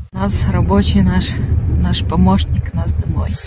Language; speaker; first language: Russian; native; Russian